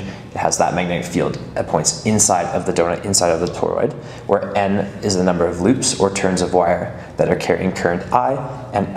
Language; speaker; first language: English; native; English